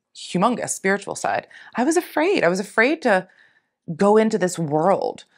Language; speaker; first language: English; native; English